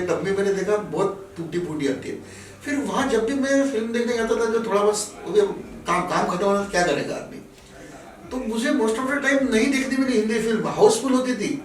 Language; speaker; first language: Hindi; non-native, local second language; Marathi